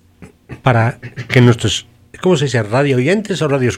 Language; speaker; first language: Spanish; native; Spanish